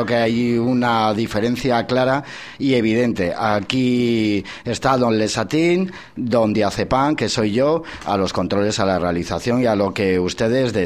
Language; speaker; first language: Spanish; native; Spanish